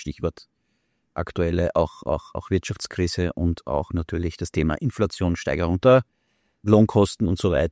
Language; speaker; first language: German; native; German